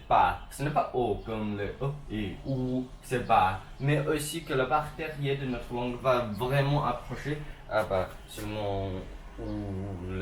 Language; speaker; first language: French; non-native, learner; English